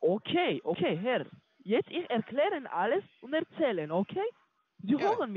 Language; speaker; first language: German; non-native, learner; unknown